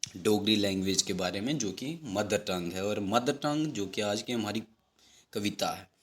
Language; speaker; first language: Hindi; native; Hindi